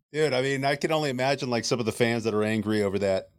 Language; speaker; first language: English; native; English